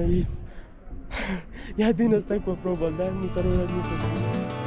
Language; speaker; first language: Russian; non-native, learner; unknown